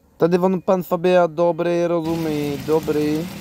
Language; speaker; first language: Czech; non-native, learner; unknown